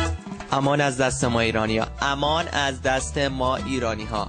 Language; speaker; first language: Persian; native; Persian